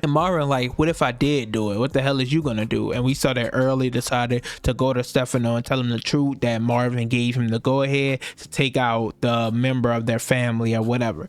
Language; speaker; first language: English; native; English